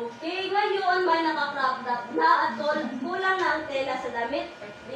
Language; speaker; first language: Filipino; native; Filipino